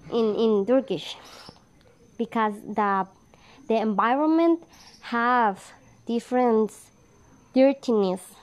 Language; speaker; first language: English; non-native, learner; Spanish